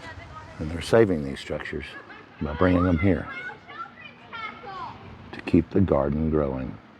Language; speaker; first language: English; native; English